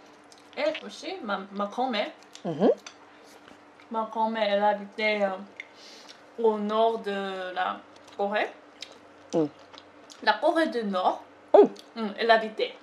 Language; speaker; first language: French; non-native, learner; Korean